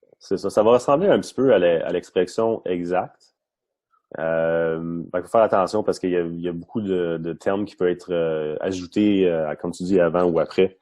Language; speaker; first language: French; non-native, local second language; English